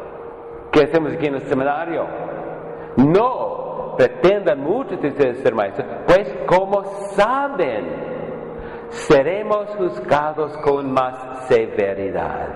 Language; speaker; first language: Spanish; non-native, fluent; English